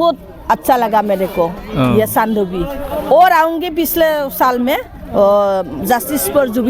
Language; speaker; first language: Hindi; non-native, local second language; Assamese